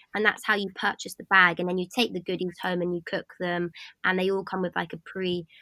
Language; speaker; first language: English; native; English